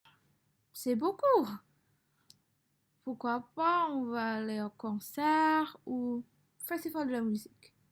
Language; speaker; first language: French; non-native, learner; Indonesian